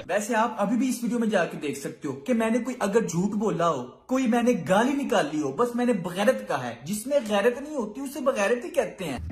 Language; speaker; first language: Urdu; non-native, local second language; Punjabi